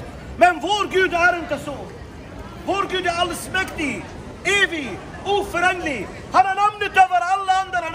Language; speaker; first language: Swedish; non-native, fluent; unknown